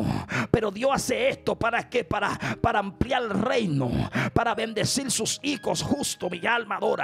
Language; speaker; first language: Spanish; native; Spanish